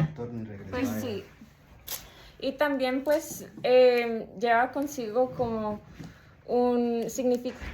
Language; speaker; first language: Spanish; early bilingual, heritage; Spanish